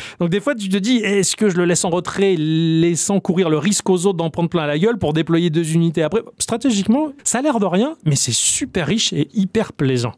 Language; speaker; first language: French; native; French